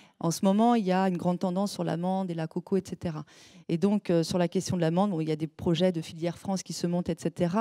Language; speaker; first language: French; native; French